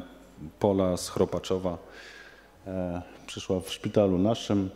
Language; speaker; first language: Polish; native; Polish